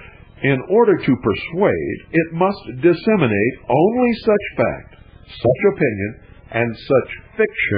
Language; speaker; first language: English; native; English